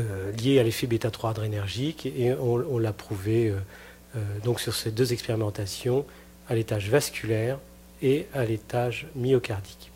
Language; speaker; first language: French; native; French